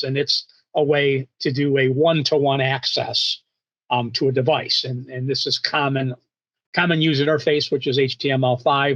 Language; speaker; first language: English; native; English